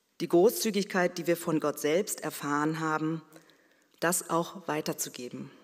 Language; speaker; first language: German; early bilingual, other home language; Korean